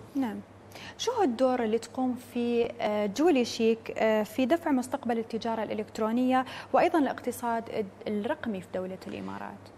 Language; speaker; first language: Arabic; native; Arabic